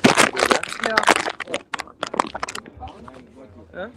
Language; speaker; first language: English; non-native, fluent; Ukrainian